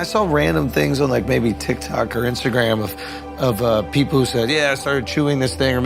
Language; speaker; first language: English; native; English